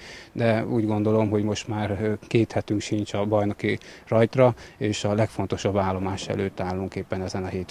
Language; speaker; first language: Hungarian; native; Hungarian